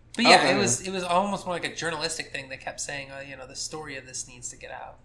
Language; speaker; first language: English; native; English